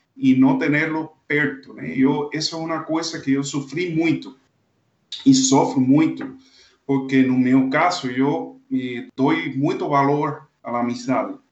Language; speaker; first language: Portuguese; non-native, fluent; Spanish